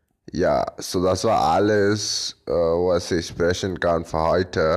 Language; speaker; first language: German; non-native, learner; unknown